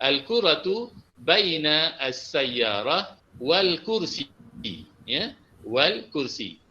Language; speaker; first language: Arabic; non-native, fluent; Malay